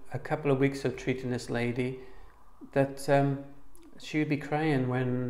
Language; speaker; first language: English; native; English